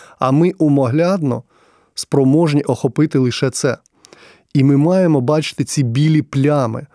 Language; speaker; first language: Ukrainian; non-native, local second language; Russian